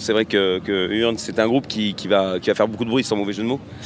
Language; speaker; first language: French; native; French